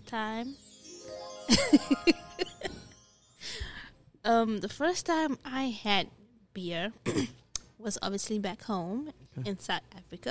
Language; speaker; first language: English; non-native, local second language; Dutch